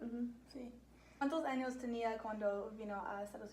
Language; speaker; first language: Spanish; non-native, learner; English